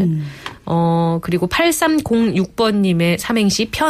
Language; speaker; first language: Korean; native; Korean